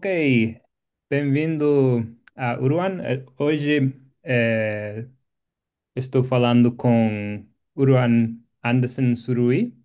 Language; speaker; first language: Portuguese; non-native, fluent; English